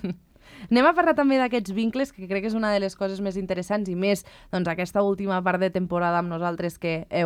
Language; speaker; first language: Catalan; native; Catalan